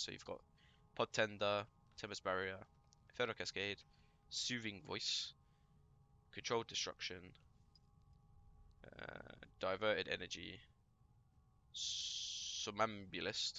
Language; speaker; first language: English; native; English